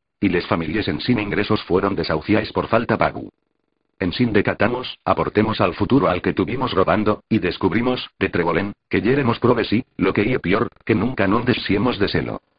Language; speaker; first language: Asturian; non-native, local second language; Spanish